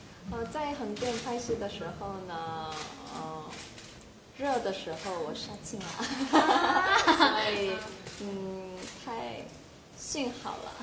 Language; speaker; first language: Chinese; non-native, learner; Korean